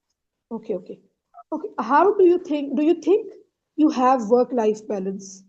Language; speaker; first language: English; non-native, fluent; Urdu